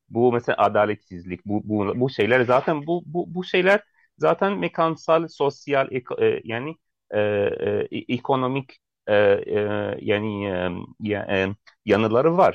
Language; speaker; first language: Turkish; non-native, fluent; Arabic